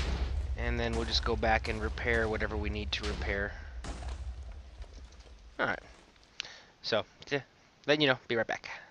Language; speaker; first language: English; native; English